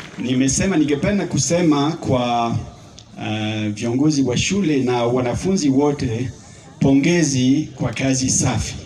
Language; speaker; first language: Swahili; non-native, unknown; French